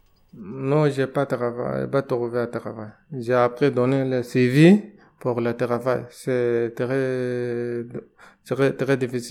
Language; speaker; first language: French; non-native, learner; Arabic